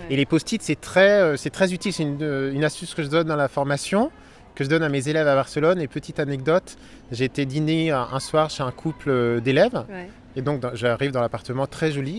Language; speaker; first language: French; native; French